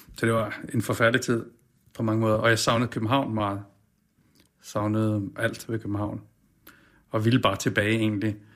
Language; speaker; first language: Danish; native; Danish